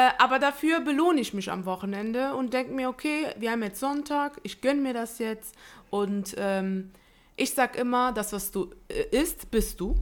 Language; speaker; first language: German; early bilingual, other home language; Italian